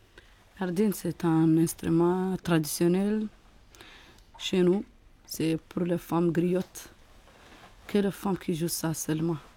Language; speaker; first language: French; non-native, learner; Arabic